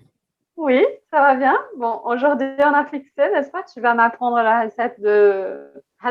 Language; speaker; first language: French; non-native, fluent; Portuguese